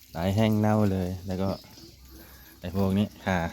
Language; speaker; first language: Thai; non-native, local second language; Northeastern Thai